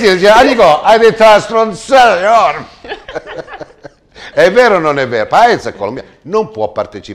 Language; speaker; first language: Italian; native; Italian